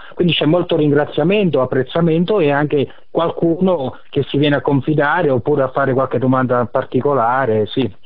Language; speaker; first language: Italian; native; Italian